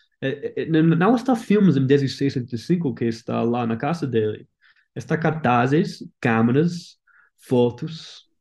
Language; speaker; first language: Portuguese; non-native, learner; English